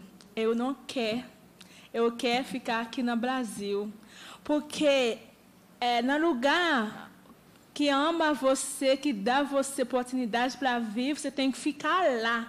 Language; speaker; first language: Portuguese; non-native, learner; Haitian Creole